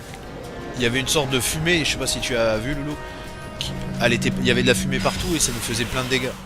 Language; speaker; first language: French; native; French